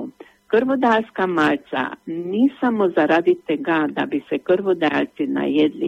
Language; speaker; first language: Slovenian; native; Slovenian